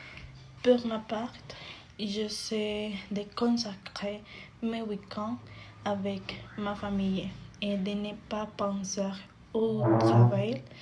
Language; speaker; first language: French; non-native, fluent; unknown